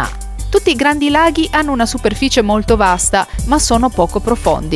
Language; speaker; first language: Italian; native; Italian